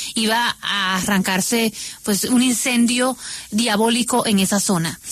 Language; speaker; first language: Spanish; native; Spanish